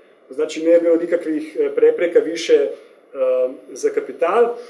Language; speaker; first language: Serbian; non-native, fluent; Slovenian